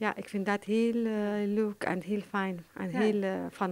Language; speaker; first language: Dutch; non-native, learner; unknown